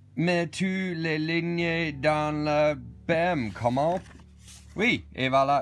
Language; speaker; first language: French; non-native, learner; English